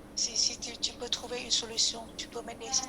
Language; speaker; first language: French; non-native, learner; Vietnamese